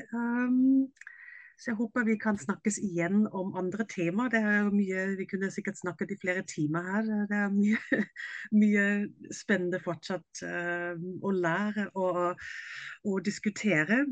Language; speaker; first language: Norwegian; non-native, fluent; German